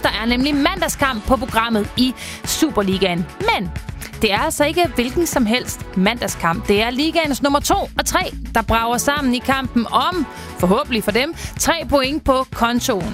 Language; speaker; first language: Danish; native; Danish